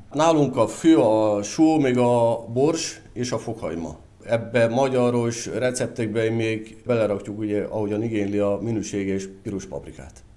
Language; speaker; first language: Hungarian; native; Hungarian